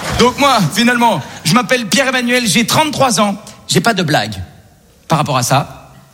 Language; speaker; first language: French; native; French